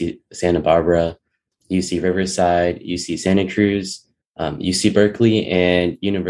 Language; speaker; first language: English; native; English